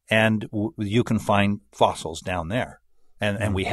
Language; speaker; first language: English; native; English